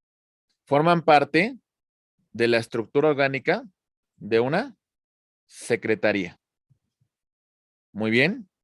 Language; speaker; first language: Spanish; native; Spanish